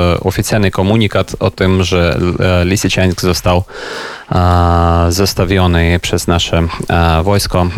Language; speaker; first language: Polish; non-native, fluent; Ukrainian